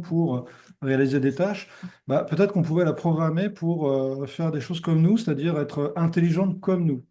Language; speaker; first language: French; native; French